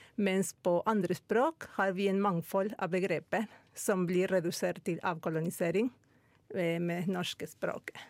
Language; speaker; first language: Norwegian; non-native, fluent; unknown